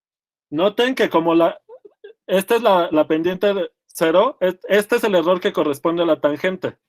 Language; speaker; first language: Spanish; native; Spanish